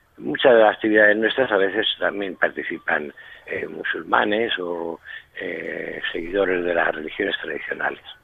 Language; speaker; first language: Spanish; native; Spanish